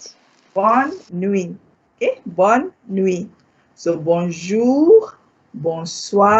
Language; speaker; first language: French; non-native, fluent; Malay